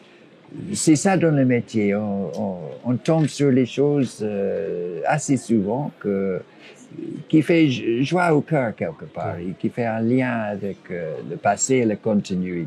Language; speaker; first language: French; non-native, fluent; English